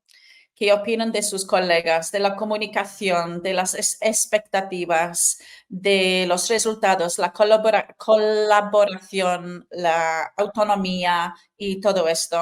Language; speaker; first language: Spanish; non-native, fluent; English